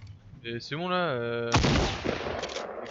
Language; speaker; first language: French; native; French